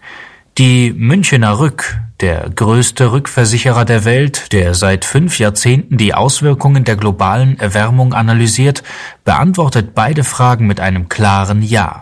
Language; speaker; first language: German; native; German